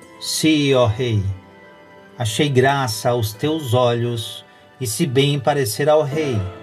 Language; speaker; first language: Portuguese; native; Portuguese